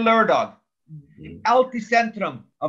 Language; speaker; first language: Swedish; non-native, fluent; English